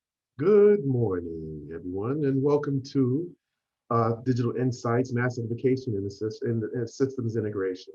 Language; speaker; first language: English; native; English